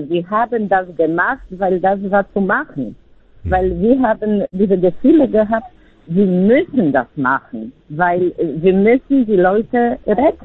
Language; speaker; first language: German; non-native, fluent; Polish